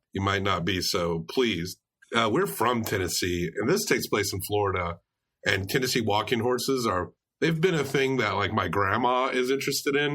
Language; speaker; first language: English; native; English